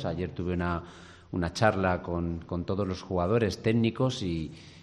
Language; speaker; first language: Spanish; native; Spanish